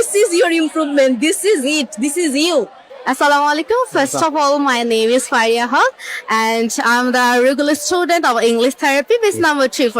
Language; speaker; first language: English; non-native, learner; Bangla